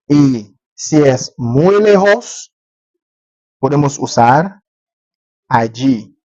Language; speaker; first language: Spanish; non-native, learner; Haitian Creole